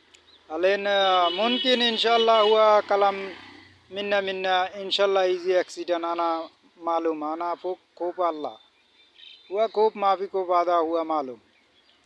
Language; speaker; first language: Arabic; non-native, learner; Bangla